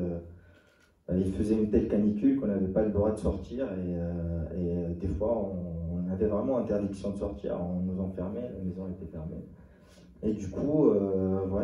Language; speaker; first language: French; non-native, local second language; Arabic